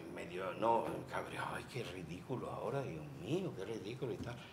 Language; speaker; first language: Spanish; native; Spanish